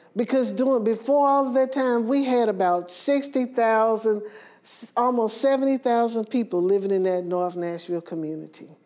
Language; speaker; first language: English; native; English